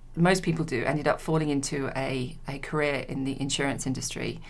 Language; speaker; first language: English; native; English